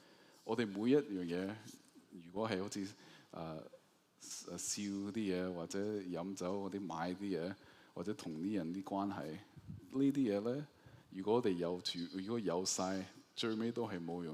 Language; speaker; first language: Cantonese; early bilingual, heritage; Cantonese